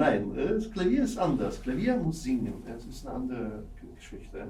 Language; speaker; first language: German; non-native, fluent; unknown